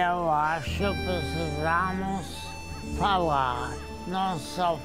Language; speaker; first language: Portuguese; non-native, fluent; Polish